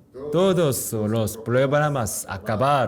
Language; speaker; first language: Spanish; non-native, learner; Korean